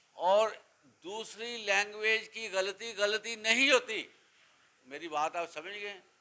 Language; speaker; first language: Urdu; non-native, local second language; Punjabi